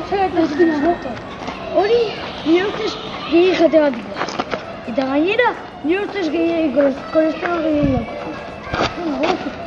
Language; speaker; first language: Basque; non-native, local second language; Spanish